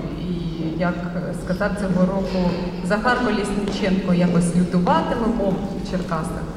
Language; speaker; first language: Ukrainian; native; Ukrainian